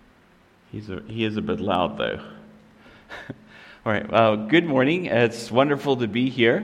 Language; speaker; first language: English; non-native, local second language; Afrikaans